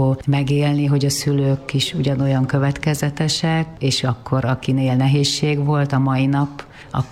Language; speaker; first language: Hungarian; native; Hungarian